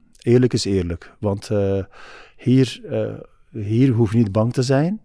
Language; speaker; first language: Dutch; non-native, fluent; Kurdish